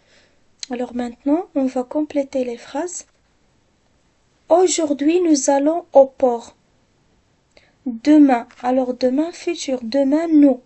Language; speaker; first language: French; non-native, local second language; Arabic